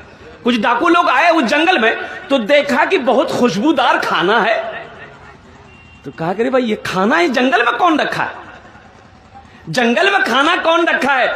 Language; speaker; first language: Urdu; non-native, local second language; Pashto